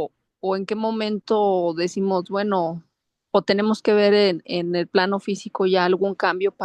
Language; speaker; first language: Spanish; native; Spanish